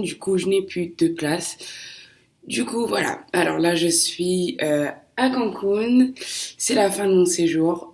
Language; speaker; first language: French; native; French